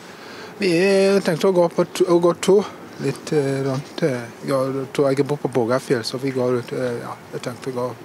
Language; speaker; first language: Norwegian; non-native, fluent; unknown